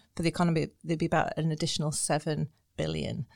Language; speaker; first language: English; native; English